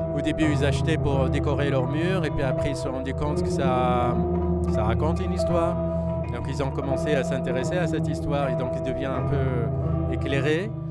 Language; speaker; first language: French; non-native, local second language; Arabic